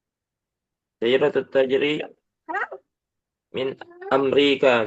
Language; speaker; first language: Arabic; non-native, learner; Indonesian